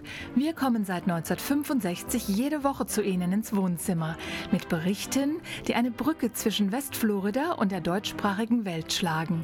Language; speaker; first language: German; native; German